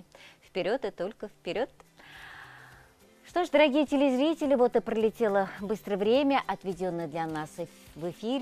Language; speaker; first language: Russian; native; Russian